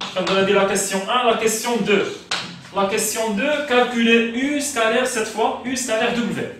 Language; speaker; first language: French; non-native, local second language; Arabic